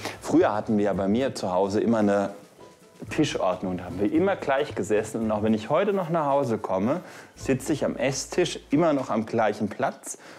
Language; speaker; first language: German; native; German